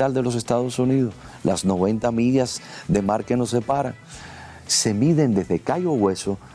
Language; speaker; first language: Spanish; native; Spanish